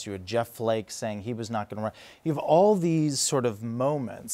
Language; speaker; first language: English; native; English